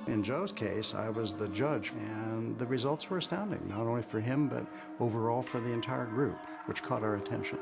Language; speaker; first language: English; native; English